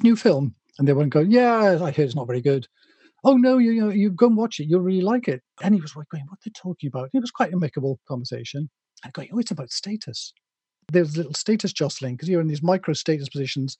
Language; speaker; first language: English; native; English